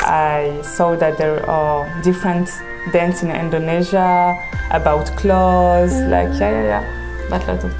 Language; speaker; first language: English; non-native, fluent; French